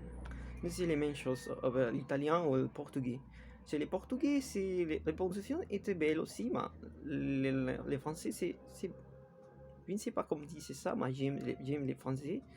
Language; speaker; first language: French; non-native, learner; Spanish